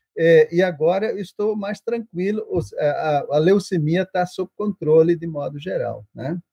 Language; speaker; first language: Portuguese; non-native, local second language; German